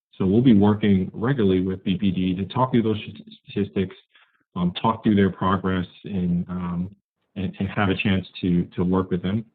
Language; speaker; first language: English; native; English